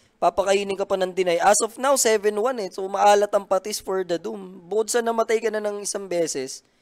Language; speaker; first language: Filipino; native; Filipino